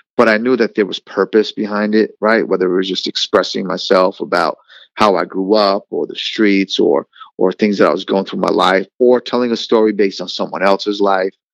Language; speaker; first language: English; native; English